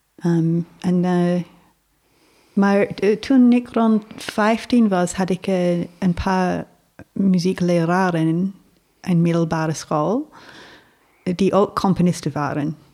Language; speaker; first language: Dutch; non-native, fluent; English